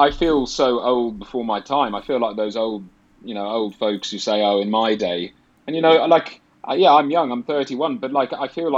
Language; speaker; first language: English; native; English